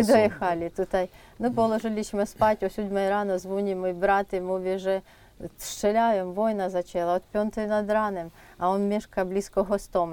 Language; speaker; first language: Polish; non-native, fluent; Ukrainian